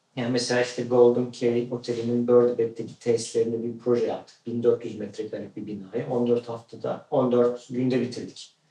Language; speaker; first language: Turkish; native; Turkish